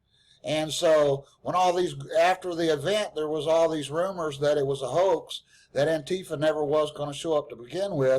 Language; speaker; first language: English; native; English